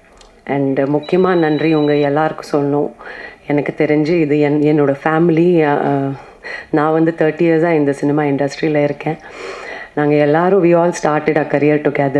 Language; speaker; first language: Tamil; non-native, fluent; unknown